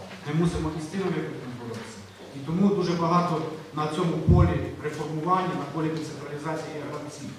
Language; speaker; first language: Ukrainian; native; Ukrainian